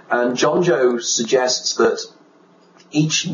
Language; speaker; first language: English; native; English